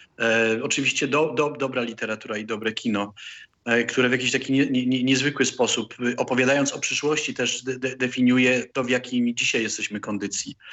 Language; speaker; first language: Polish; native; Polish